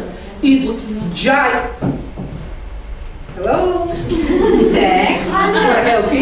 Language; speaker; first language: English; non-native, fluent; Azerbaijani